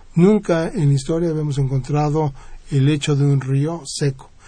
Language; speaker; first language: Spanish; native; Spanish